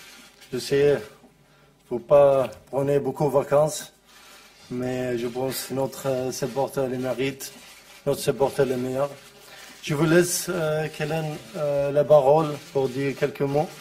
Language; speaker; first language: French; non-native, learner; Arabic